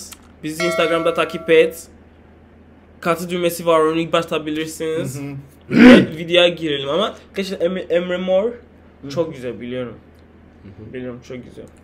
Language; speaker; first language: Turkish; non-native, learner; English